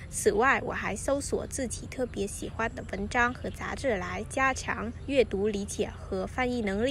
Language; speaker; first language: Chinese; non-native, fluent; Vietnamese